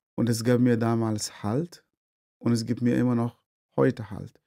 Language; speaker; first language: German; non-native, fluent; Arabic